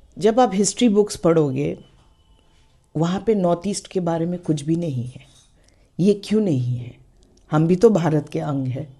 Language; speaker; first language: Hindi; non-native, local second language; Khasi